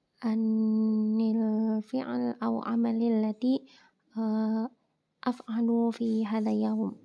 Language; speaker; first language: Arabic; non-native, learner; Indonesian